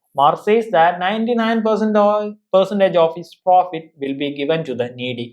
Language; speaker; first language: English; non-native, local second language; Malayalam